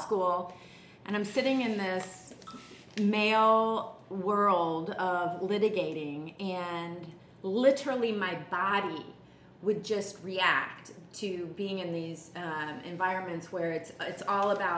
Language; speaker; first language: English; native; English